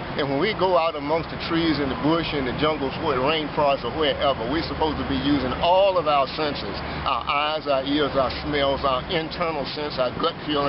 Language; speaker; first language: English; native; English